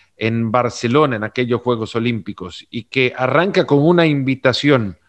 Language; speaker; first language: Spanish; native; Spanish